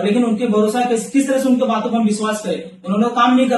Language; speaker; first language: Hindi; native; Hindi